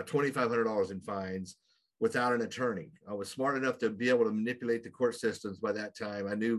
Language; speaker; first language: English; native; English